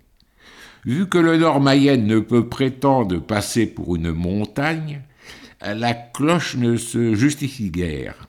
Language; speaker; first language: French; native; French